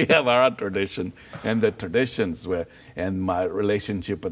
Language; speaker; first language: English; non-native, local second language; Gujarati